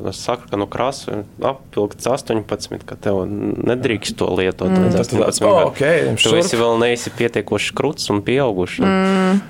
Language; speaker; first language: Latvian; non-native, local second language; Russian